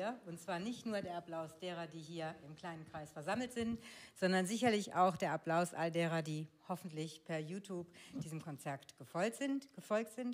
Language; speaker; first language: German; native; German